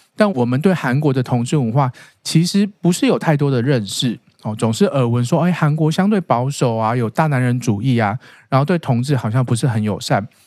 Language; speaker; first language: Chinese; native; Chinese